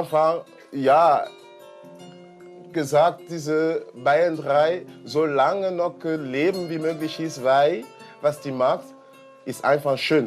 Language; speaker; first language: German; non-native, learner; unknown